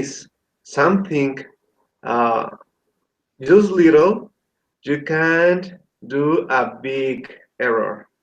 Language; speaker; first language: English; non-native, learner; Spanish